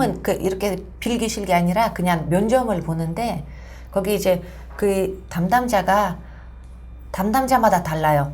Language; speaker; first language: Korean; non-native, fluent; Russian